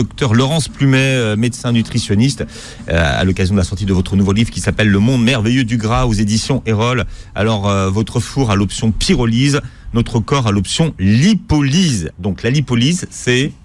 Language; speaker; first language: French; native; French